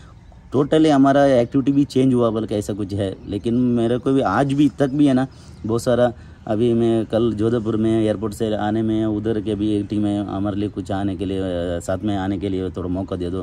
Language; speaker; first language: Hindi; non-native, local second language; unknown